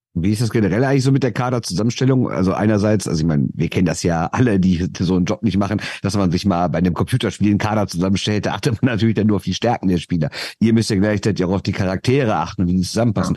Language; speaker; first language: German; native; German